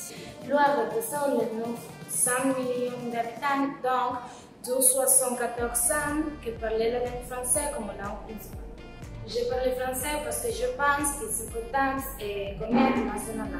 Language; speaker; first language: French; non-native, learner; Spanish